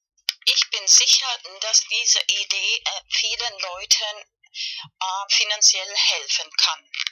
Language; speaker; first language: German; non-native, fluent; Spanish